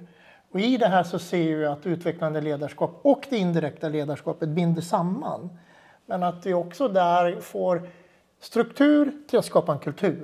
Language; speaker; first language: Swedish; native; Swedish